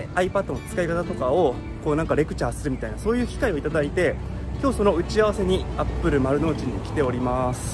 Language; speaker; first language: Japanese; native; Japanese